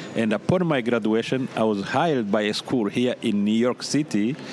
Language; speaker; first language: English; non-native, fluent; Rundi